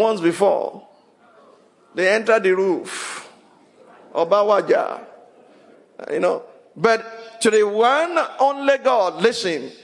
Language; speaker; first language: English; non-native, local second language; Yoruba